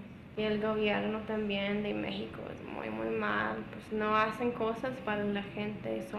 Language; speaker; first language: Spanish; non-native, fluent; English